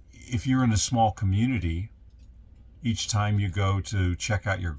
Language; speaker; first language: English; native; English